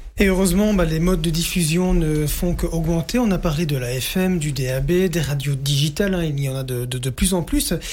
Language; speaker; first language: French; native; French